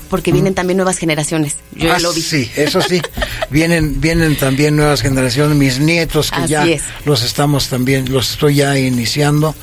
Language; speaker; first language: Spanish; native; Spanish